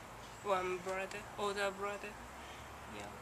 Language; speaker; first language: English; non-native, learner; Japanese